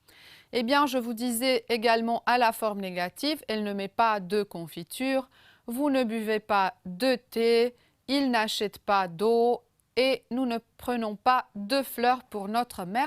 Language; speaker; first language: French; non-native, fluent; Romanian